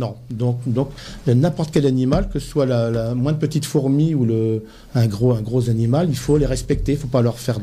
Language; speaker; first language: French; native; French